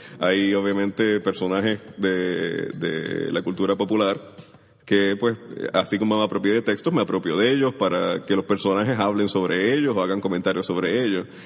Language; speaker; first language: Spanish; native; Spanish